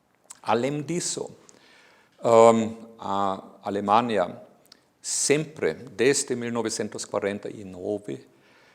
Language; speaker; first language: Portuguese; non-native, fluent; German